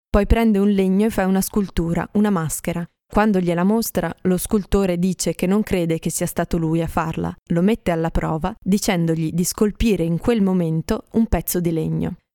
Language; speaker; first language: Italian; native; Italian